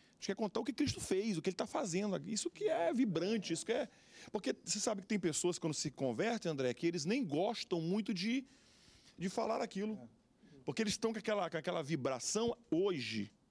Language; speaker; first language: Portuguese; native; Portuguese